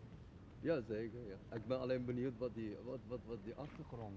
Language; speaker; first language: Dutch; non-native, fluent; Persian